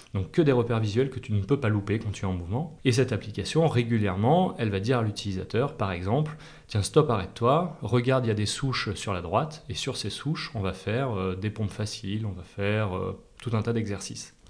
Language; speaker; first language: French; native; French